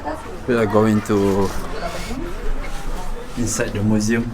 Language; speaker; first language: English; non-native, learner; Malay